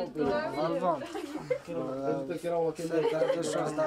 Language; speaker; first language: French; non-native, learner; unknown